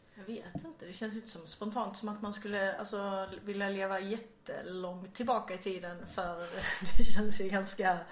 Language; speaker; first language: Swedish; native; Swedish